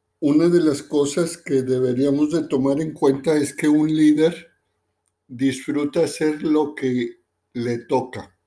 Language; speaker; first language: Spanish; native; Spanish